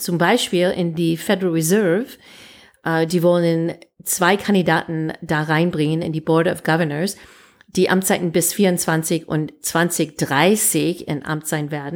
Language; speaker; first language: German; non-native, fluent; English